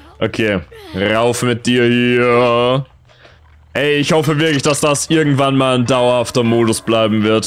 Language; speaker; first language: German; native; German